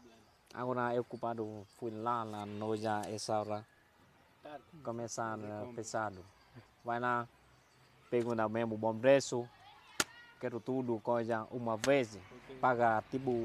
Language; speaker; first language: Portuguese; non-native, learner; Vietnamese